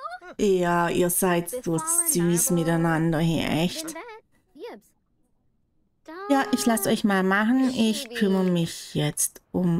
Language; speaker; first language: German; native; German